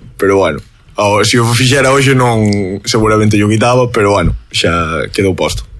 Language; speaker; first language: Galician; native; Galician